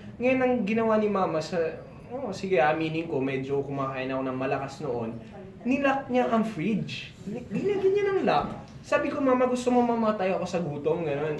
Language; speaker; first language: Filipino; early bilingual, heritage; Filipino